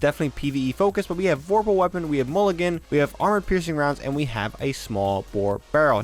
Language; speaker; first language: English; native; English